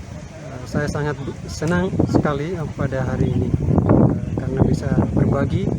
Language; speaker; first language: Indonesian; non-native, fluent; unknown